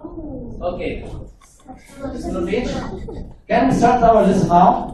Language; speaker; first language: English; non-native, learner; Arabic